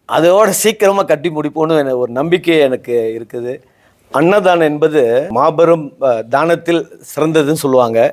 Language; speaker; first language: Tamil; native; Tamil